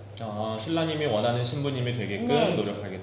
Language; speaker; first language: Korean; native; Korean